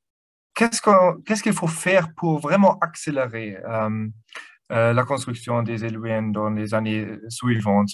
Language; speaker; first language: French; non-native, fluent; German